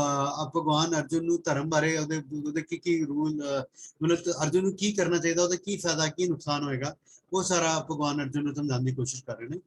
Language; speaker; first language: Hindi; non-native, local second language; Punjabi